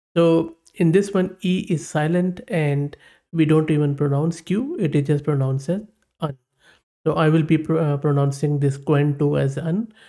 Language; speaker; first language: English; non-native, local second language; Urdu